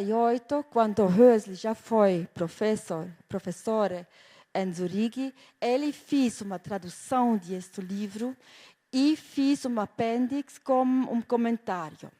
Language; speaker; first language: Portuguese; non-native, fluent; German